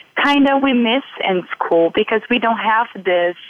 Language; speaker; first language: English; non-native, fluent; Portuguese